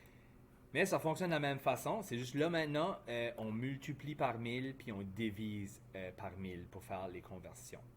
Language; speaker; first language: French; native; French